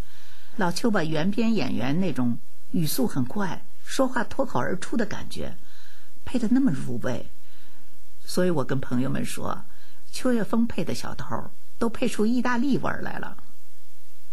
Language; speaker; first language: Chinese; native; Chinese